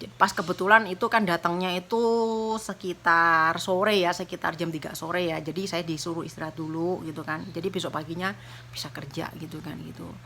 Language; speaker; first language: Indonesian; non-native, local second language; Javanese